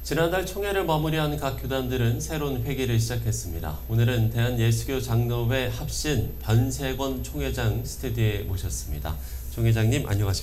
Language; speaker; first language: Korean; native; Korean